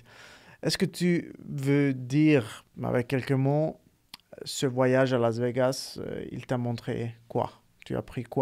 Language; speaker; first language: French; non-native, fluent; Italian